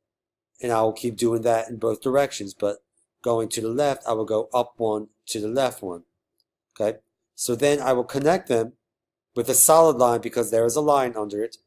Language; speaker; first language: English; native; English